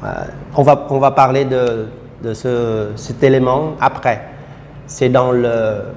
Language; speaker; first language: French; non-native, fluent; Vietnamese